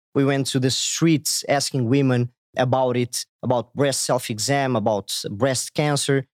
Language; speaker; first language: English; non-native, fluent; Portuguese